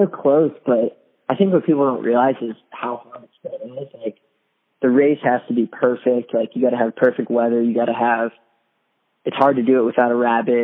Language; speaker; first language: English; native; English